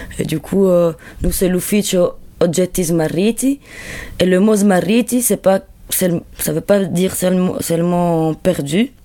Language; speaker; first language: French; non-native, fluent; Italian